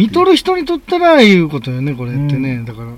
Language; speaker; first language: Japanese; native; Japanese